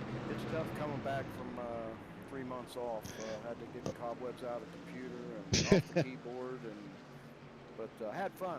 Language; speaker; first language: English; native; English